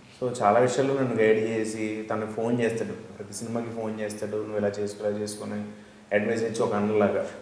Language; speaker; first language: Telugu; native; Telugu